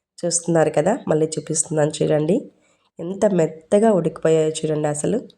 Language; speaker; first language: Telugu; non-native, local second language; Urdu